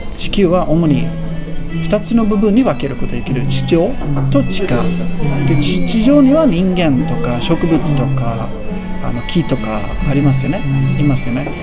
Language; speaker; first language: Japanese; non-native, fluent; Swedish